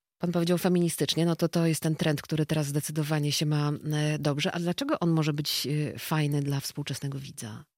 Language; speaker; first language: Polish; native; Polish